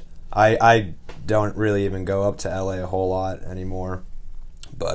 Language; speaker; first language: English; native; English